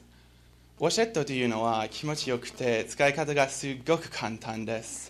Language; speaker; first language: Japanese; non-native, learner; English